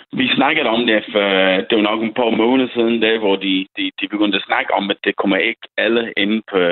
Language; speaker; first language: Danish; non-native, fluent; English